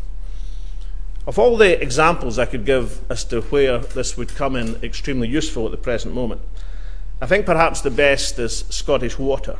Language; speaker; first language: English; native; English